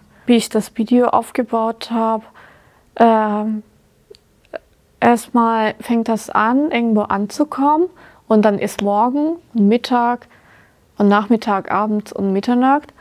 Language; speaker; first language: German; non-native, fluent; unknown